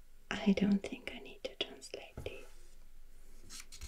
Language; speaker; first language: English; non-native, fluent; German